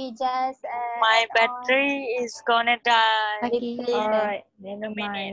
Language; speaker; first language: English; non-native, learner; Malay